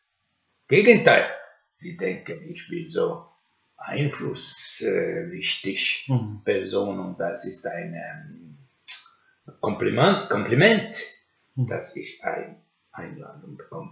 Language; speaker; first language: German; non-native, learner; Finnish